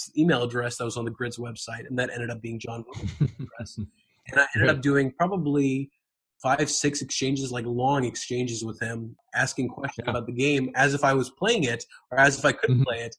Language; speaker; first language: English; native; English